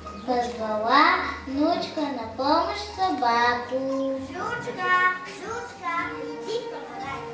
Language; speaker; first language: Russian; non-native, learner; Bulgarian